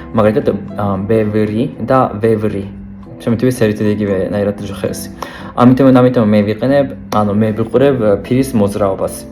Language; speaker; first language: Georgian; non-native, learner; Japanese